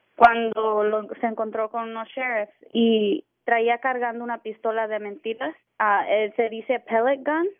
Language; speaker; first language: Spanish; early bilingual, heritage; Spanish